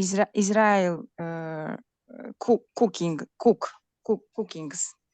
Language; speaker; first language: English; non-native, learner; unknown